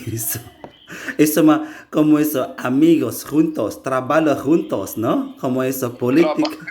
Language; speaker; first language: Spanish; non-native, learner; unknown